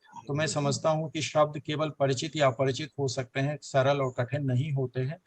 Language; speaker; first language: Hindi; native; Hindi